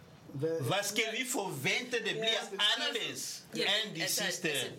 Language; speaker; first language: Danish; non-native, fluent; French